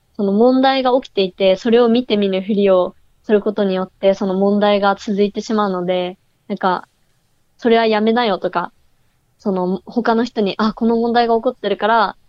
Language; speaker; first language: Japanese; native; Japanese